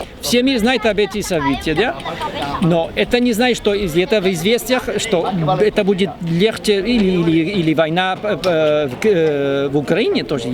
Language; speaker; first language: Russian; non-native, fluent; Spanish